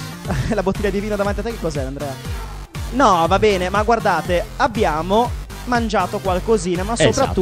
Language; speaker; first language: Italian; native; Italian